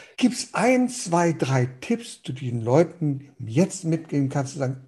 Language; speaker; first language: German; early bilingual, heritage; Danish